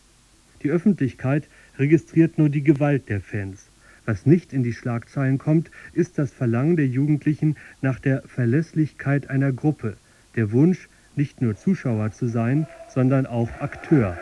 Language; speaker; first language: German; native; German